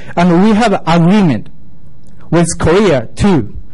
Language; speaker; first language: English; non-native, fluent; Japanese